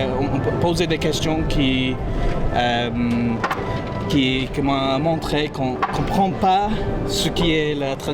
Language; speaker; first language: French; non-native, fluent; English